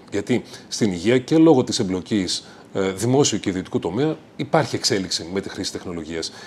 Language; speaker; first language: Greek; native; Greek